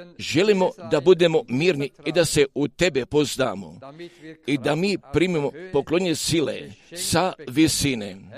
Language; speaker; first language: Croatian; early bilingual, heritage; Serbian